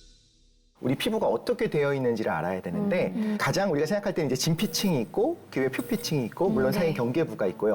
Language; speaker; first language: Korean; native; Korean